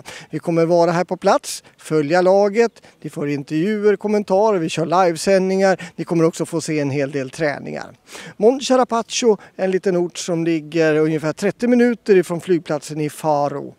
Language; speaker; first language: Swedish; native; Swedish